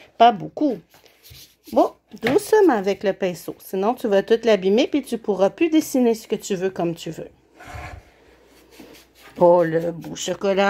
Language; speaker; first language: French; native; French